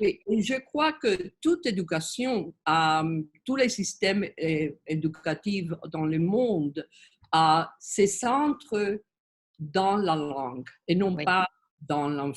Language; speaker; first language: French; non-native, learner; Spanish